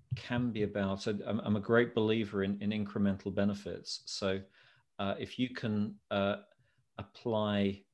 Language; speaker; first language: English; native; English